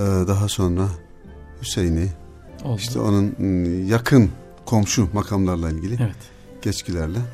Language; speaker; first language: Turkish; native; Turkish